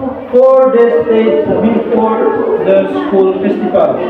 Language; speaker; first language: English; non-native, learner; Indonesian